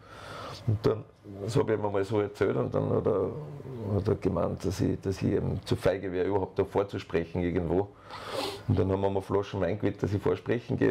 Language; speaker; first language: German; native; German